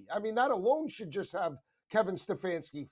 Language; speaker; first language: English; native; English